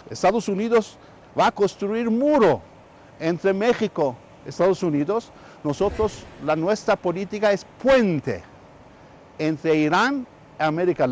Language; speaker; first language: Spanish; non-native, fluent; Persian